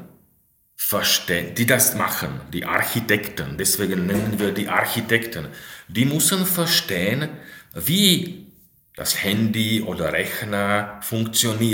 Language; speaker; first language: German; non-native, fluent; Slovak